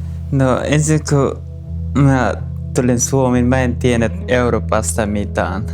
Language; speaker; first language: Finnish; non-native, learner; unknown